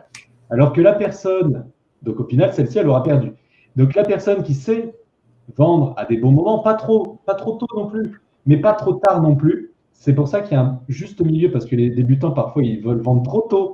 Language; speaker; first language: French; native; French